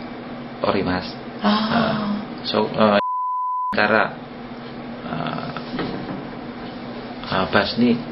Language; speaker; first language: Japanese; non-native, learner; Indonesian